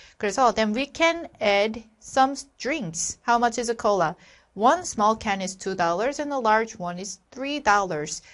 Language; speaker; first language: English; non-native, fluent; Korean